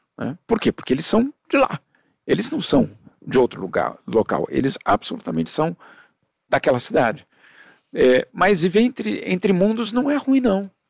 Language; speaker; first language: Portuguese; early bilingual, other home language; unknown